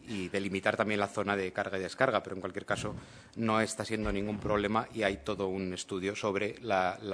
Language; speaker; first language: Spanish; native; Spanish